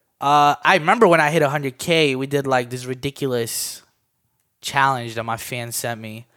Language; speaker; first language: English; early bilingual, other home language; Armenian